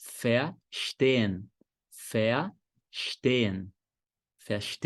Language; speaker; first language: German; non-native, fluent; Portuguese